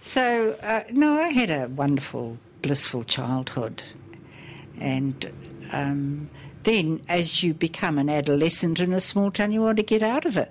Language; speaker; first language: English; native; English